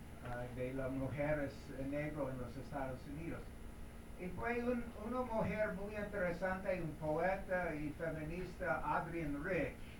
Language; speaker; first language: Spanish; non-native, learner; English